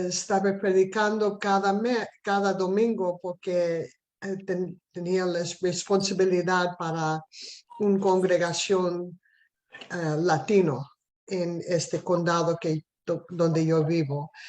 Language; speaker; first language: Spanish; non-native, fluent; English